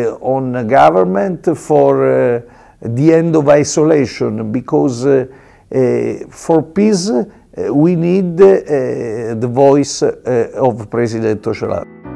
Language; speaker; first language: English; non-native, learner; Italian